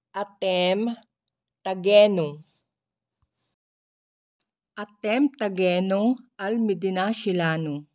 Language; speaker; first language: Hebrew; non-native, learner; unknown